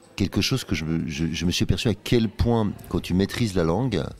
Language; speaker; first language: French; native; French